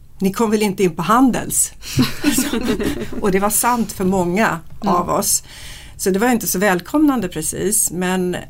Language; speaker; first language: Swedish; native; Swedish